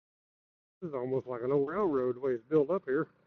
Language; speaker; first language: English; native; English